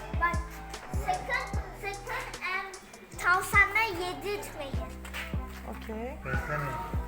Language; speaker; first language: Turkish; early bilingual, heritage; Turkish